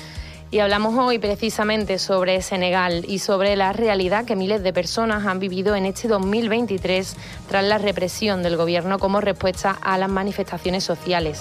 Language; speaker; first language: Spanish; native; Spanish